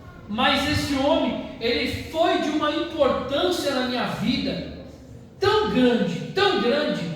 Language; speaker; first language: Portuguese; native; Portuguese